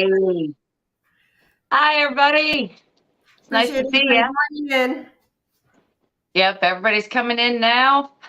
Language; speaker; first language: English; native; English